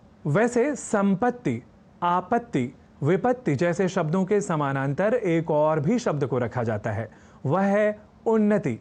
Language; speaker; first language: Hindi; native; Hindi